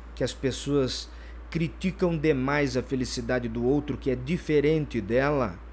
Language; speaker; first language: Portuguese; native; Portuguese